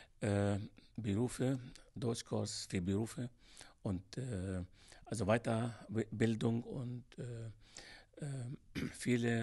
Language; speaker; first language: German; non-native, learner; Arabic